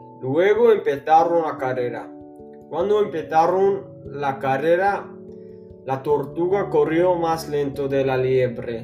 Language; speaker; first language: Spanish; non-native, learner; English